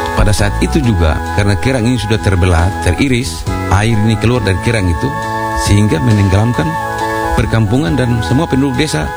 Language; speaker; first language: Indonesian; native; Indonesian